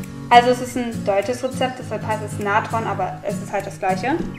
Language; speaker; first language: German; native; German